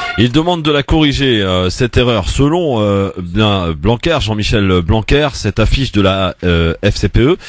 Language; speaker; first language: French; native; French